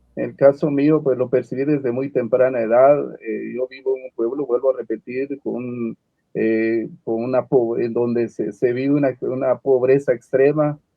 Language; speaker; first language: Spanish; non-native, local second language; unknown